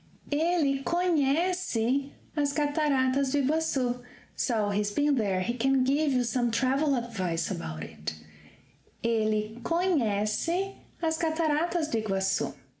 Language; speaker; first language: English; non-native, fluent; Portuguese